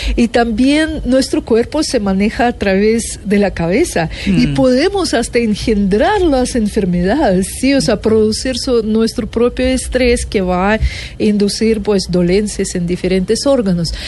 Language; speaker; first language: Spanish; non-native, fluent; Russian